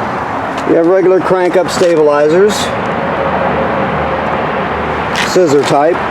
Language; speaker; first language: English; native; English